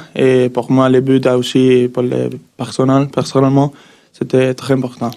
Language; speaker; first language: French; non-native, learner; Spanish